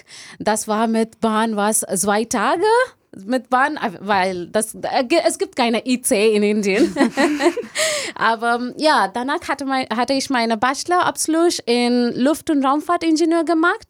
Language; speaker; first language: German; non-native, learner; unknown